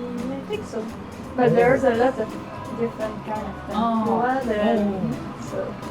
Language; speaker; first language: English; non-native, local second language; French